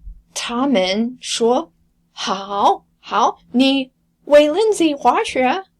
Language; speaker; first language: Chinese; non-native, fluent; English